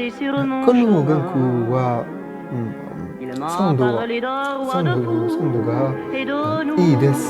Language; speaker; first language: Japanese; non-native, learner; French